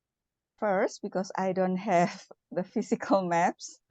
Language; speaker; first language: English; non-native, learner; Indonesian